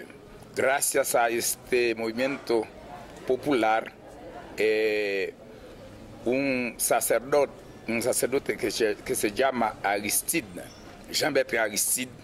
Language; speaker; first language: Spanish; non-native, fluent; Haitian Creole